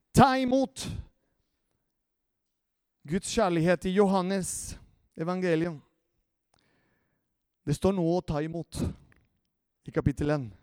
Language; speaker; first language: Norwegian; non-native, fluent; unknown